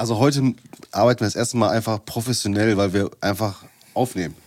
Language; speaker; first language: German; native; German